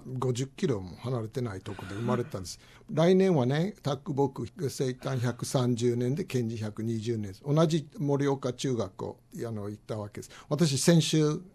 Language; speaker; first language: Japanese; non-native, fluent; English